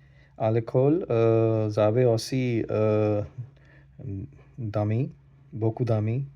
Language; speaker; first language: French; non-native, learner; Hindi